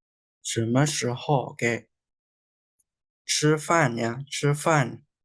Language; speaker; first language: Chinese; non-native, fluent; Indonesian